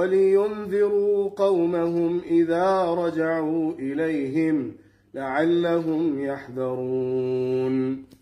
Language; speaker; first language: Arabic; non-native, fluent; Urdu